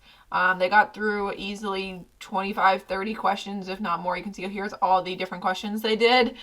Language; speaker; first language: English; native; English